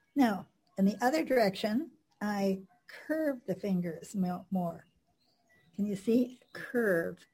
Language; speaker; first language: English; native; English